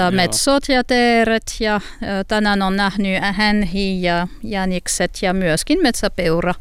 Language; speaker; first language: Finnish; non-native, learner; French